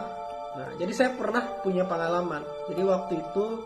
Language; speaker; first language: Indonesian; native; Indonesian